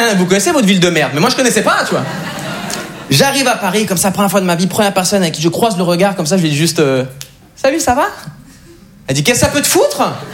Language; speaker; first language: French; native; French